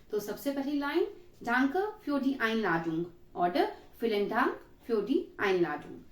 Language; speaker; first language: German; non-native, learner; Hindi